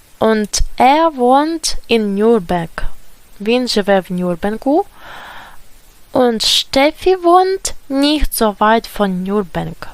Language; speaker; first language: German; non-native, fluent; Ukrainian